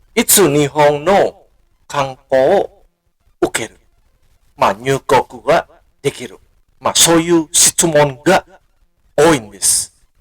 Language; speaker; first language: Japanese; non-native, fluent; Indonesian